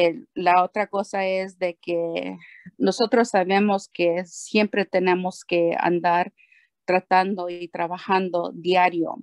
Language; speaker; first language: Spanish; early bilingual, heritage; Spanish